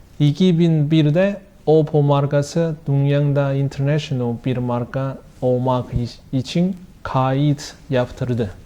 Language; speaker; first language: Turkish; non-native, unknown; Chinese